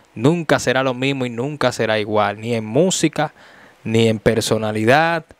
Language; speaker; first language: Spanish; native; Spanish